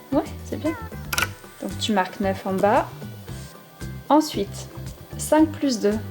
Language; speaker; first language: French; native; French